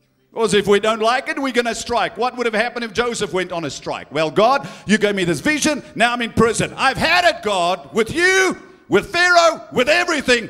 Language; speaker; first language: English; non-native, local second language; Afrikaans